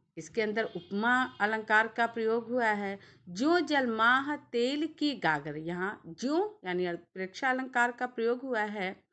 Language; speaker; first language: Hindi; native; Hindi